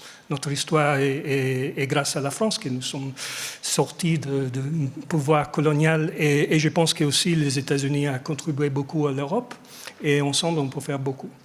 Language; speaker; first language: French; non-native, fluent; English